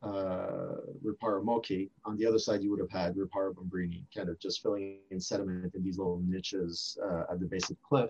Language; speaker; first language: English; non-native, fluent; French